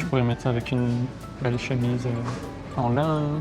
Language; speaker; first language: French; native; French